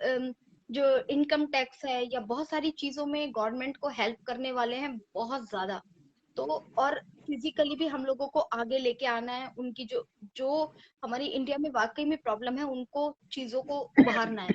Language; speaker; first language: Hindi; native; Hindi